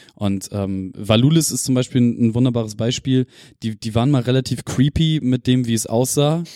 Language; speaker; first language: German; native; German